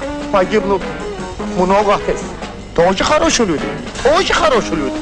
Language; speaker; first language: Russian; non-native, learner; Azerbaijani